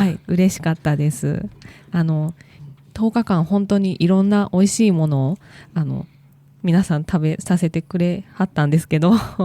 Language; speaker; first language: Japanese; native; Japanese